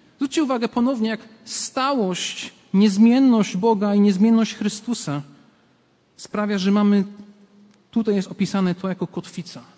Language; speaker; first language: Polish; native; Polish